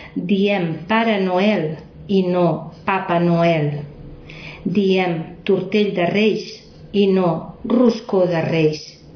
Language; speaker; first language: Catalan; native; Catalan